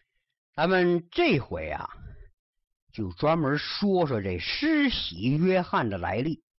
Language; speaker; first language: Chinese; native; Chinese